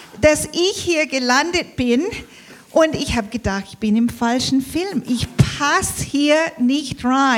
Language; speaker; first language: German; early bilingual, heritage; English